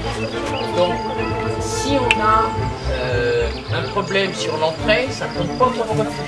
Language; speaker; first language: French; native; French